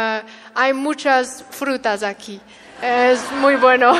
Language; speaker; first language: Spanish; non-native, learner; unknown